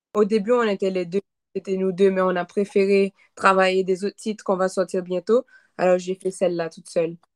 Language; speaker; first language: French; non-native, local second language; Haitian Creole